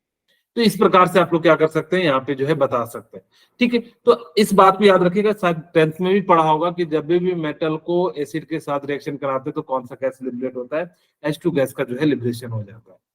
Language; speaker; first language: Hindi; native; Hindi